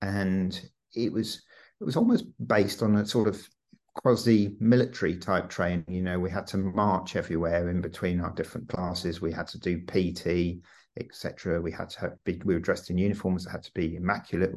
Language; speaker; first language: English; native; English